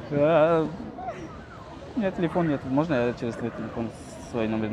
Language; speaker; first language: Russian; non-native, local second language; Tajik